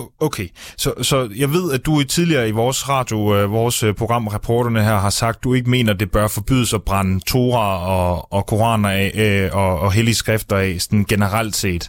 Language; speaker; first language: Danish; native; Danish